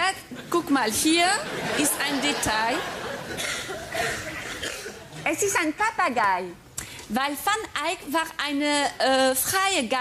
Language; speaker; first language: German; non-native, fluent; French